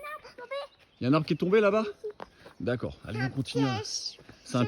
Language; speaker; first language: French; native; French